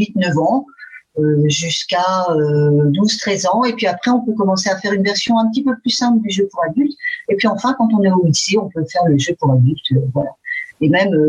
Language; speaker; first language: French; native; French